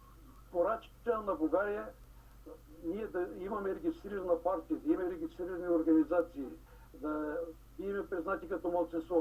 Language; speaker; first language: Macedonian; early bilingual, heritage; Macedonian